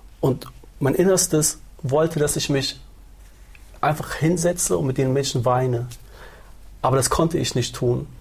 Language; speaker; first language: German; early bilingual, other home language; Turoyo